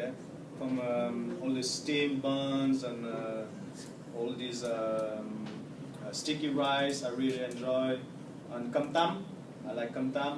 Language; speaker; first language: English; non-native, fluent; French